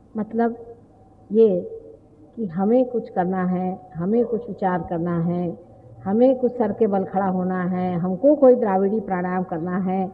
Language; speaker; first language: Hindi; non-native, local second language; Marathi